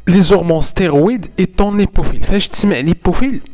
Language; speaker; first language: French; non-native, local second language; Arabic